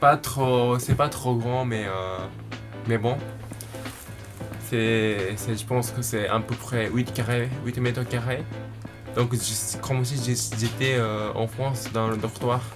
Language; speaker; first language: French; non-native, learner; Japanese